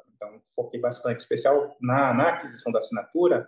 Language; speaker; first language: Portuguese; native; Portuguese